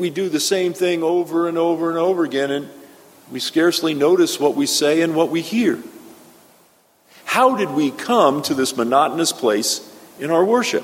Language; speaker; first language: English; native; English